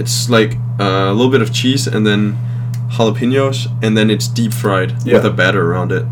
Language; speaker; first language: English; non-native, fluent; Danish